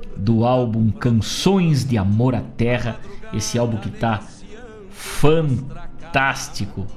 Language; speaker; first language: Portuguese; native; Portuguese